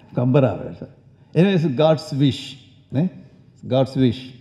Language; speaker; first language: English; non-native, local second language; Tamil